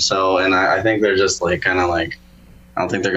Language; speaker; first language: English; native; English